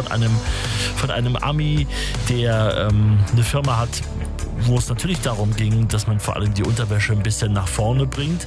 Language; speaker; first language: German; native; German